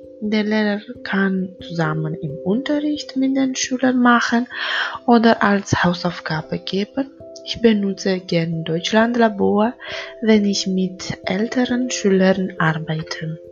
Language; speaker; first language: German; non-native, fluent; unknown